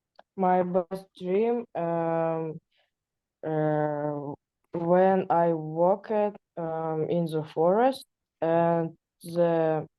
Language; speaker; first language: English; non-native, learner; Russian